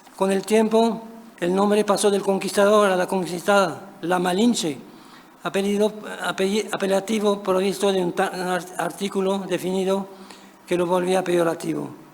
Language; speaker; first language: Spanish; non-native, fluent; French